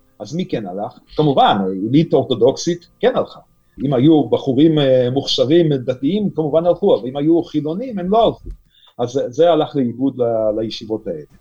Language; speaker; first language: Hebrew; non-native, fluent; Yiddish